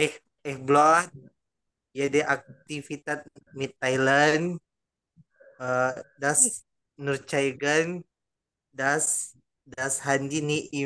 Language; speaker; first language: German; non-native, learner; Indonesian